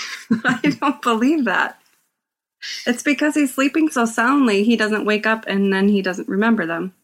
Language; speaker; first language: English; native; English